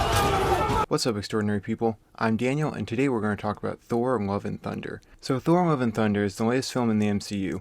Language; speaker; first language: English; native; English